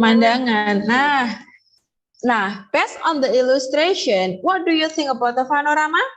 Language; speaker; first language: English; non-native, learner; Indonesian